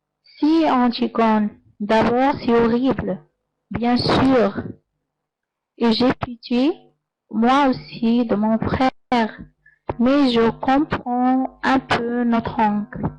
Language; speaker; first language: French; non-native, learner; Arabic